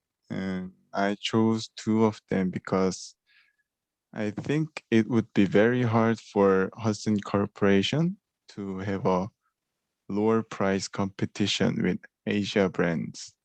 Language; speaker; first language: English; non-native, learner; Korean